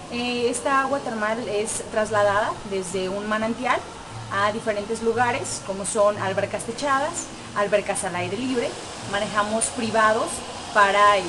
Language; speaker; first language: Spanish; native; Spanish